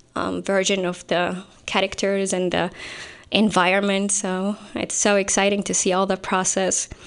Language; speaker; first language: English; non-native, fluent; Arabic